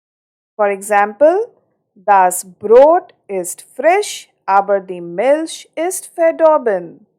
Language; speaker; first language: German; non-native, fluent; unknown